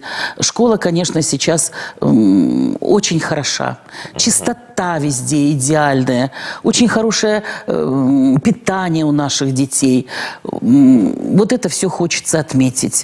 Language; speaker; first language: Russian; native; Russian